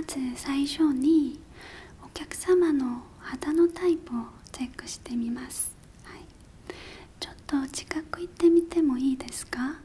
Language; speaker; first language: Japanese; non-native, learner; Korean